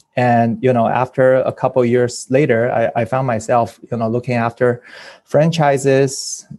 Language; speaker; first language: English; early bilingual, other home language; Chinese